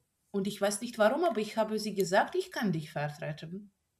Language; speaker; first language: German; non-native, fluent; Russian